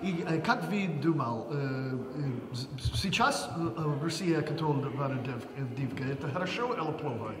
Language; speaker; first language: Russian; non-native, learner; English